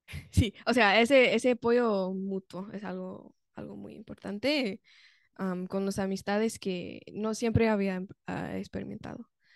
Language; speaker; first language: Spanish; non-native, fluent; English